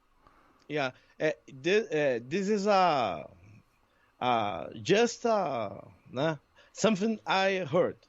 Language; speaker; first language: English; non-native, learner; Portuguese